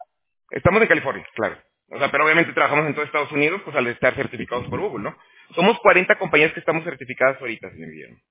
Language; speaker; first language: Spanish; native; Spanish